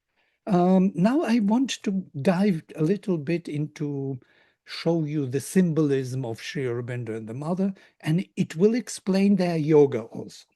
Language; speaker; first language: English; non-native, fluent; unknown